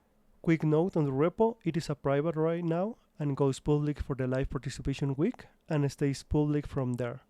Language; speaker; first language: English; non-native, fluent; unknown